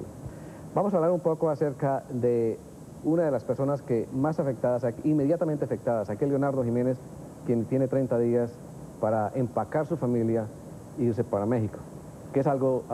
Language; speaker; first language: Spanish; native; Spanish